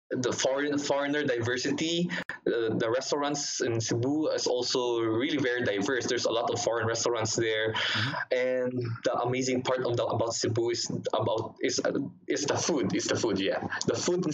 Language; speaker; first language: English; non-native, local second language; Hiligaynon